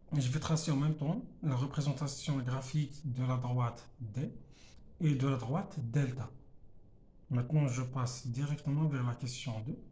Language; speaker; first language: French; non-native, local second language; Arabic